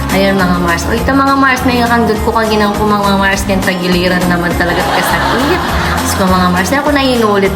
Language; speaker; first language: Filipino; non-native, local second language; Pampanga